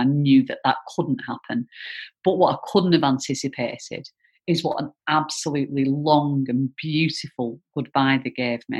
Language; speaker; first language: English; native; English